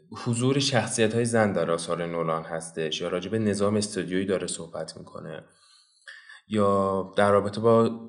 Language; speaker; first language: Persian; non-native, local second language; Azerbaijani